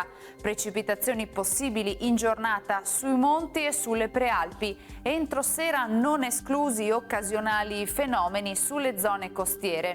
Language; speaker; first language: Italian; native; Italian